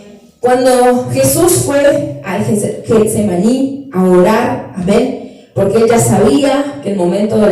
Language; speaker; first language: Spanish; native; Spanish